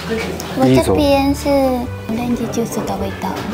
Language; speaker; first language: Chinese; non-native, fluent; Japanese